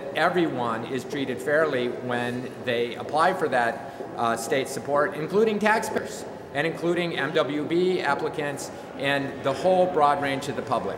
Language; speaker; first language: English; native; English